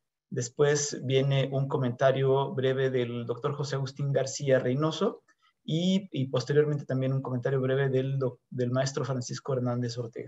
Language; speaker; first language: Spanish; native; Spanish